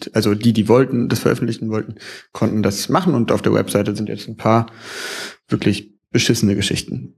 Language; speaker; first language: German; native; German